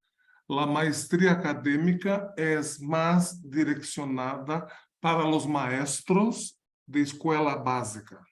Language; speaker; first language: Spanish; non-native, learner; Portuguese